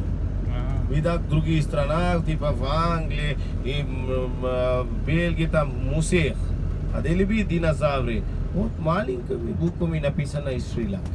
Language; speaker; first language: Russian; non-native, learner; Sinhala